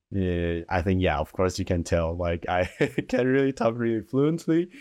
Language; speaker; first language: English; early bilingual, other home language; Chinese